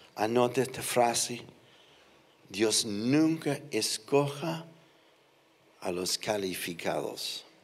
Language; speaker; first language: Spanish; non-native, fluent; English